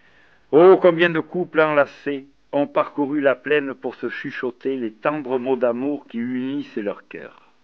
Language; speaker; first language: French; native; French